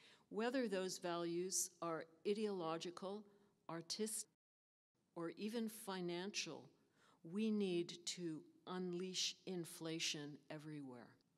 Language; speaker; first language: English; native; English